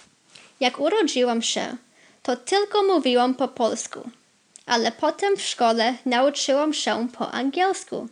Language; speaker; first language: Polish; early bilingual, heritage; Polish